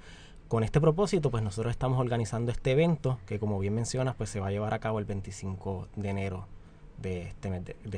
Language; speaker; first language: Spanish; native; Spanish